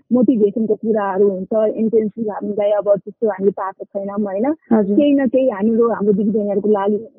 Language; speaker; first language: Nepali; non-native, local second language; Maithili